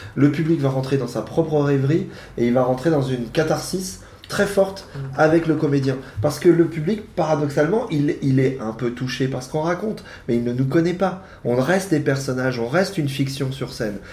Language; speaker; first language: French; native; French